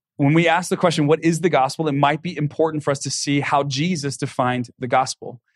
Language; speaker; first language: English; native; English